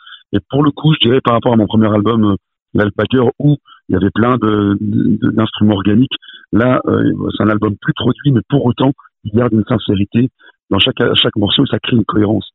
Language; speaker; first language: French; native; French